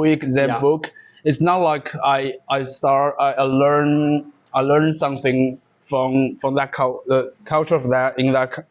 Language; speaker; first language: English; non-native, learner; Chinese